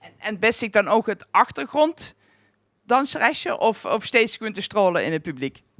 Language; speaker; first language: Dutch; non-native, local second language; Limburgish